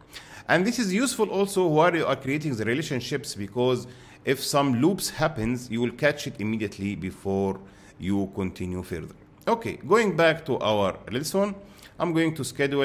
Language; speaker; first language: English; non-native, fluent; Arabic